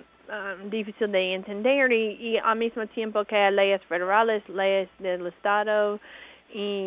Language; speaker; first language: Spanish; non-native, learner; English